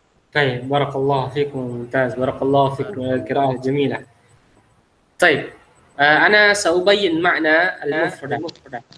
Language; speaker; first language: Arabic; non-native, fluent; Indonesian